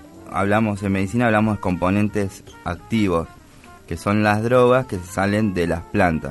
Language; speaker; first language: Spanish; native; Spanish